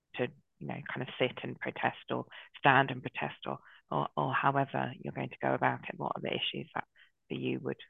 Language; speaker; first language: English; native; English